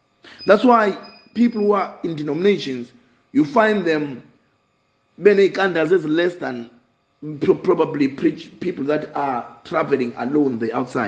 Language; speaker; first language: English; non-native, local second language; Zulu